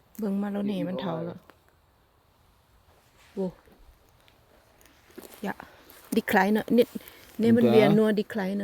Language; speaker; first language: German; non-native, learner; Thai